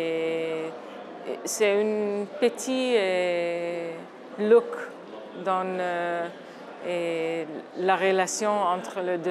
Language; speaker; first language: French; non-native, fluent; Hebrew